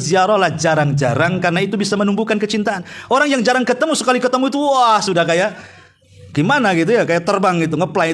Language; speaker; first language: Indonesian; native; Indonesian